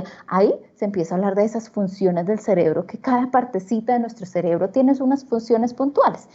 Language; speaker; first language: Spanish; native; Spanish